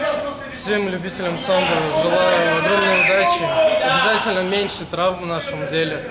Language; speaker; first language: Russian; native; Russian